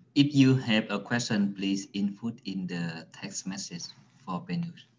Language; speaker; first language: English; non-native, fluent; Vietnamese